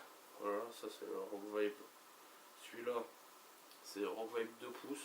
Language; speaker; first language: French; native; French